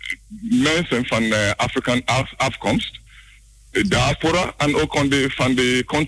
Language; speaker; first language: Dutch; non-native, learner; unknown